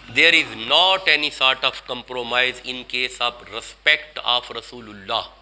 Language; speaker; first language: English; non-native, local second language; Urdu